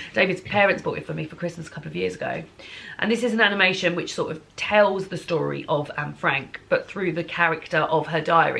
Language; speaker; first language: English; native; English